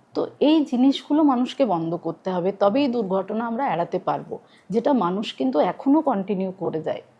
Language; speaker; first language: Bangla; non-native, local second language; Santali